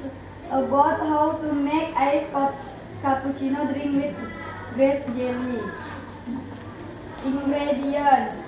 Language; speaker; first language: English; non-native, learner; Indonesian